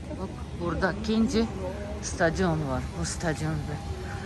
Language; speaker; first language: Turkish; non-native, local second language; Russian